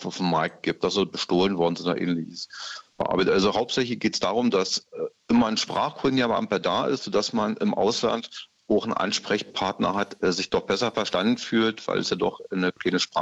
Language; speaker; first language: German; native; German